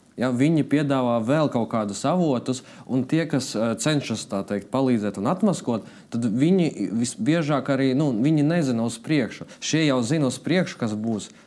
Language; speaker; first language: Latvian; non-native, local second language; Russian